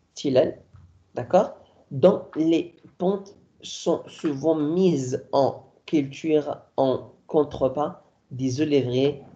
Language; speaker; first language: French; non-native, local second language; Arabic